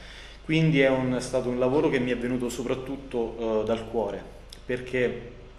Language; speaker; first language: Italian; native; Italian